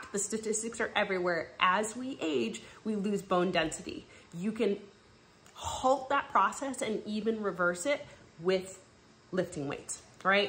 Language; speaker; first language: English; native; English